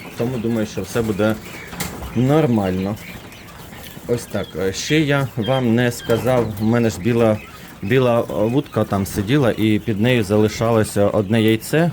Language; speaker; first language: Ukrainian; non-native, local second language; Russian